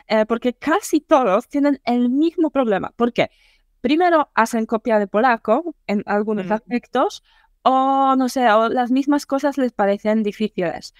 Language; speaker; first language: Spanish; non-native, fluent; Polish